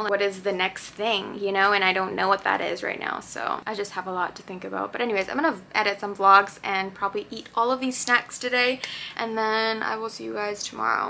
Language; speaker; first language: English; early bilingual, other home language; Japanese